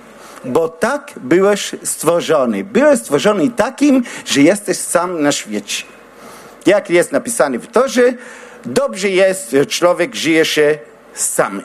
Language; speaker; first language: Polish; non-native, learner; Hebrew